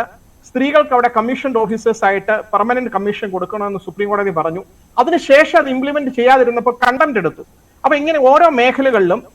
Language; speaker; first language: Malayalam; native; Malayalam